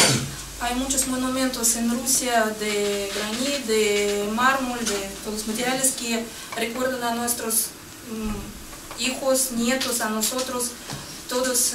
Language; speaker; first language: Spanish; non-native, fluent; Russian